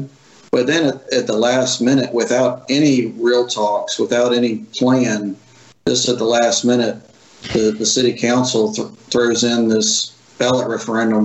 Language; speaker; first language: English; native; English